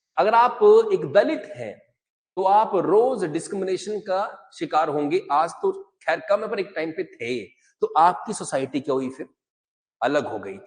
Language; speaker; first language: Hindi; native; Hindi